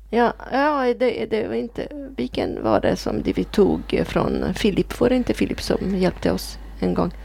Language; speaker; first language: Swedish; non-native, fluent; Italian